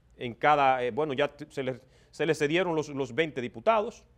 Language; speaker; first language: Spanish; native; Spanish